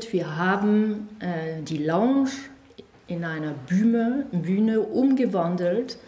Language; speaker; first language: German; non-native, fluent; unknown